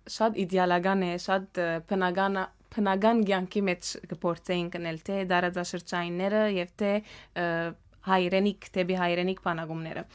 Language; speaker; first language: Armenian; early bilingual, heritage; Armenian